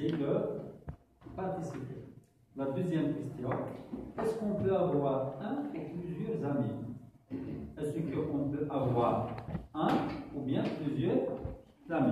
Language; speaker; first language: French; non-native, local second language; Kabyle